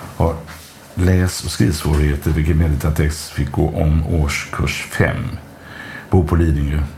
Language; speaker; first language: Swedish; native; Swedish